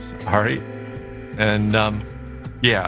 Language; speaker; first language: English; native; English